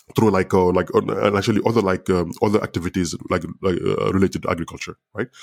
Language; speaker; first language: English; non-native, fluent; Wolof